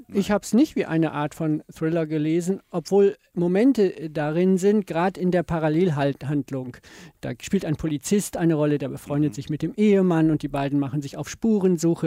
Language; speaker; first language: German; native; German